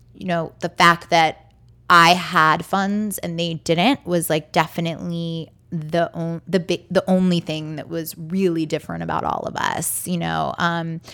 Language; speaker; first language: English; native; English